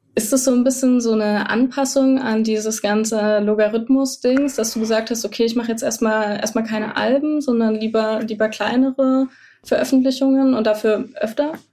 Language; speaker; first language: German; native; German